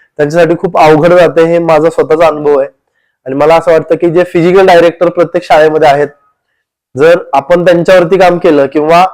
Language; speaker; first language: Marathi; native; Marathi